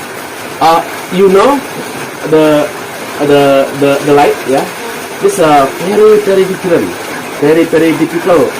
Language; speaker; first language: English; non-native, learner; Indonesian